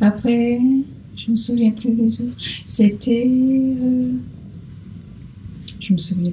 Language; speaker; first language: French; non-native, learner; Portuguese